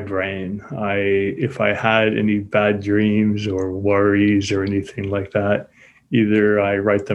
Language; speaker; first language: English; native; English